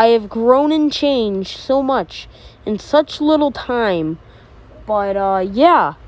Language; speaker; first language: English; native; English